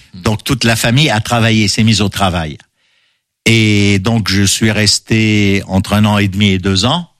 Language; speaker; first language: French; non-native, local second language; Arabic